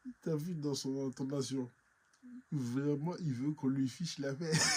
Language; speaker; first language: French; native; French